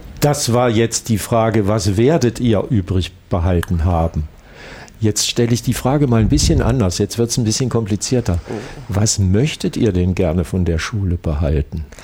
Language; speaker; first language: German; native; German